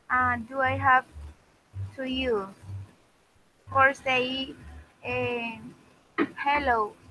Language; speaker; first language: English; non-native, learner; Spanish